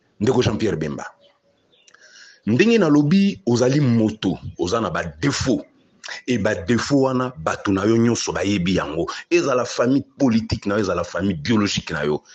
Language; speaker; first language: Lingala; native; Lingala